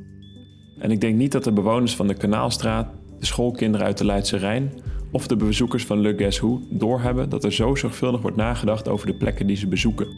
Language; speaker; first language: Dutch; native; Dutch